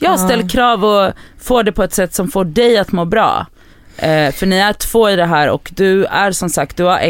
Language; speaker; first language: Swedish; native; Swedish